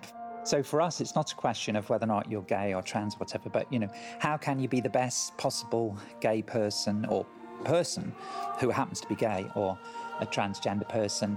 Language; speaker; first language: English; native; English